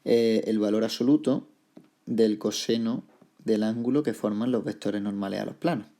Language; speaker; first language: Spanish; native; Spanish